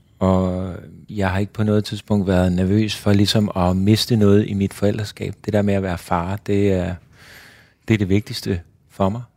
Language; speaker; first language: Danish; native; Danish